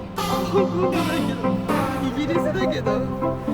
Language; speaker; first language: Japanese; native; Japanese